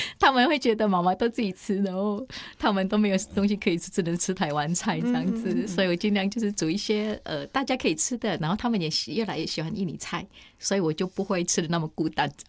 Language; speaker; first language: Chinese; early bilingual, heritage; Chinese